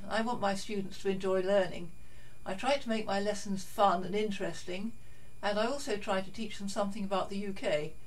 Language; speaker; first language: English; native; English